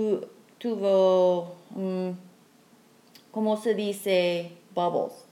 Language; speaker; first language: Spanish; non-native, learner; English